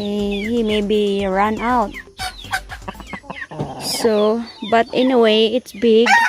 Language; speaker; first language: English; non-native, local second language; Filipino